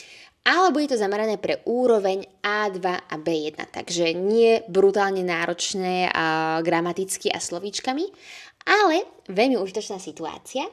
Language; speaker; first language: Slovak; native; Slovak